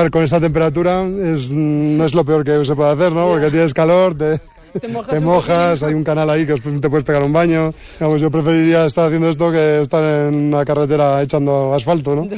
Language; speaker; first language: Spanish; native; Spanish